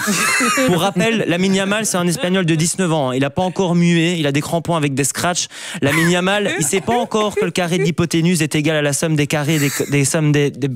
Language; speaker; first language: French; native; French